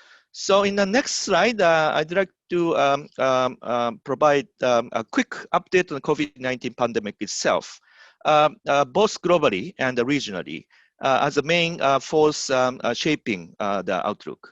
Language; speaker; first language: English; non-native, fluent; Japanese